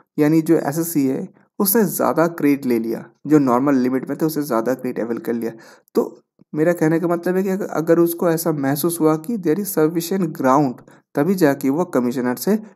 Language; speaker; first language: Hindi; non-native, local second language; Bangla